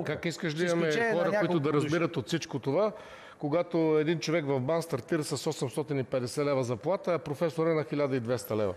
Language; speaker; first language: Bulgarian; native; Bulgarian